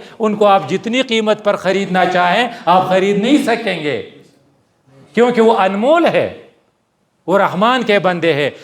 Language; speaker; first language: Urdu; non-native, local second language; Pashto